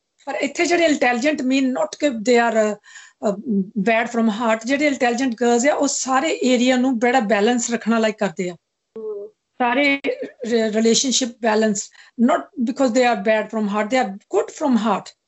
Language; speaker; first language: English; non-native, local second language; Punjabi